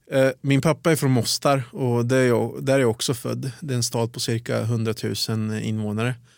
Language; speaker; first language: Swedish; early bilingual, other home language; Bosnian